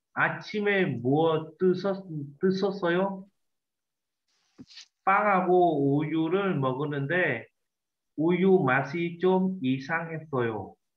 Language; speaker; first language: Korean; non-native, fluent; Vietnamese